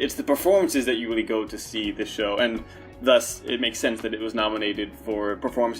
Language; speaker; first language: English; native; English